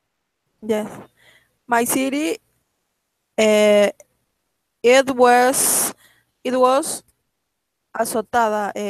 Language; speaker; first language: English; non-native, learner; Spanish